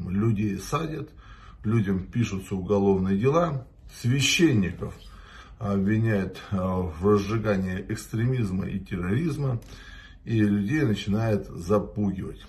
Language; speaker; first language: Russian; native; Russian